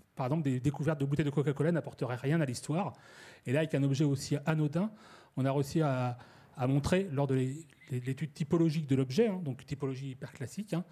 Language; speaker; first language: French; native; French